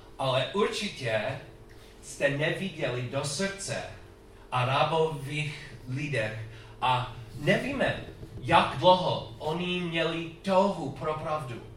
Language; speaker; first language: Czech; non-native, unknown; English